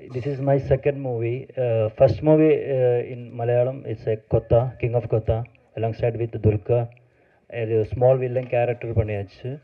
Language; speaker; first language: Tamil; non-native, learner; Malayalam